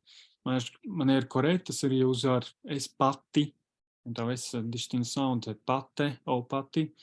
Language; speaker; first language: Portuguese; non-native, fluent; Latvian